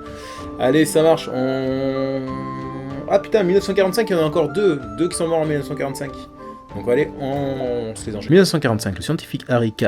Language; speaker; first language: French; native; French